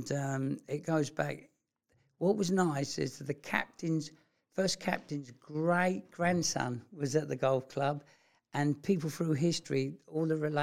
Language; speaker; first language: English; native; English